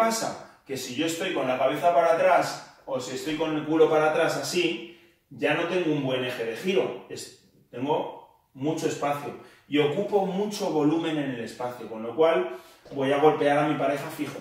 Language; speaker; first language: Spanish; native; Spanish